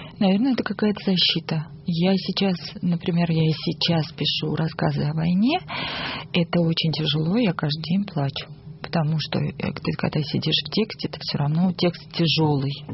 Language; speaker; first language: Russian; non-native, local second language; Armenian